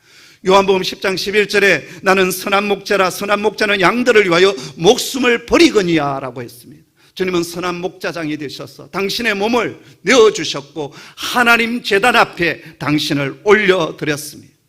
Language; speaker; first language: Korean; native; Korean